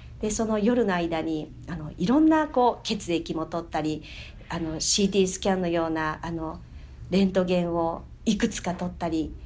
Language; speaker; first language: Japanese; native; Japanese